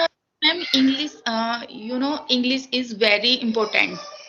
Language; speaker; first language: English; non-native, learner; Hindi